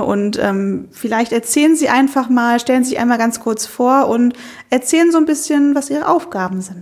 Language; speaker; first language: German; native; German